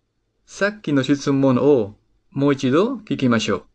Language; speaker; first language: Japanese; non-native, fluent; Spanish